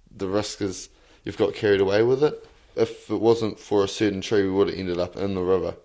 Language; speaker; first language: English; native; English